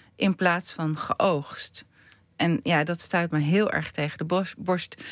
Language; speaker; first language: Dutch; native; Dutch